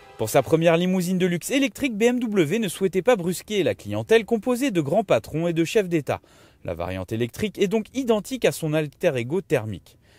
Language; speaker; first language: French; native; French